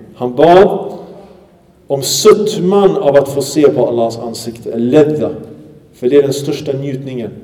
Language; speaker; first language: Swedish; early bilingual, other home language; Arabic